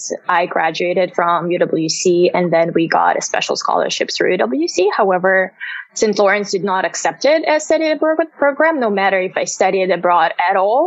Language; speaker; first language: English; non-native, fluent; Russian